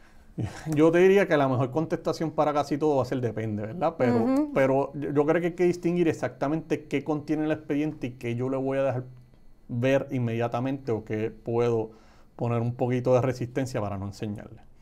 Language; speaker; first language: Spanish; native; Spanish